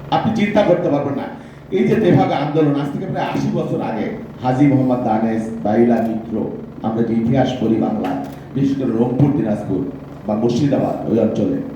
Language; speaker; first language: Bangla; native; Bangla